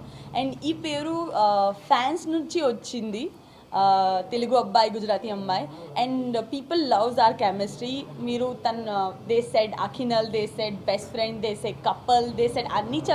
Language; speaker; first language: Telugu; non-native, local second language; Gujarati